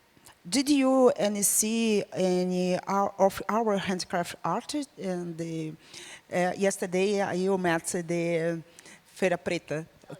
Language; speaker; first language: English; non-native, learner; Portuguese